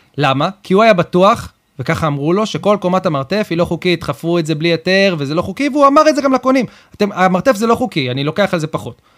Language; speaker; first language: Hebrew; native; Hebrew